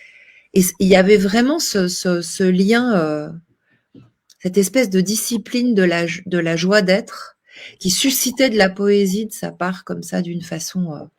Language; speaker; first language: French; native; French